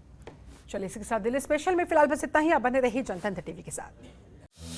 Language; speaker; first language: Hindi; native; Hindi